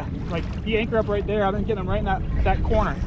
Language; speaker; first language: English; native; English